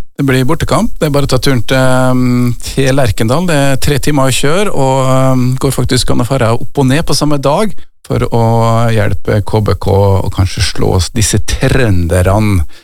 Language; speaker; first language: Norwegian; native; Norwegian